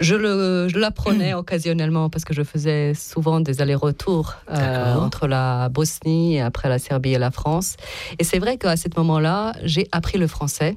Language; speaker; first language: French; non-native, fluent; Serbian